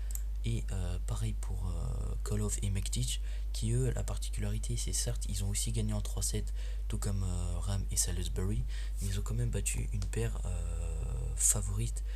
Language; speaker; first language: French; native; French